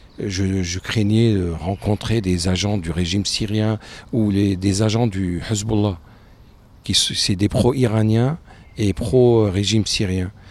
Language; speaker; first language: French; non-native, fluent; Arabic